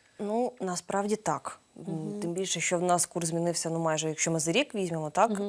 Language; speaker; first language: Ukrainian; native; Ukrainian